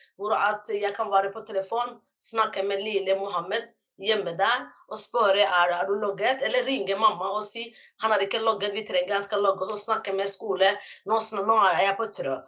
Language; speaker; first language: Norwegian; non-native, fluent; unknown